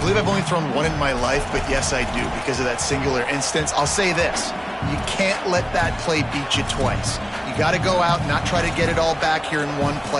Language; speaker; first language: English; native; English